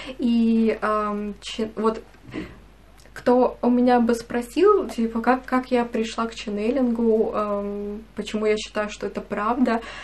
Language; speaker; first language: Russian; native; Russian